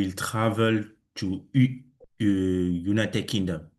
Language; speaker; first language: English; non-native, learner; French